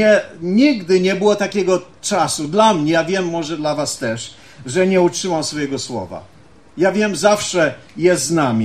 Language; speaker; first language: Polish; early bilingual, heritage; Polish